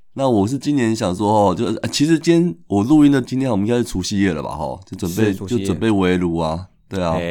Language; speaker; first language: Chinese; native; Chinese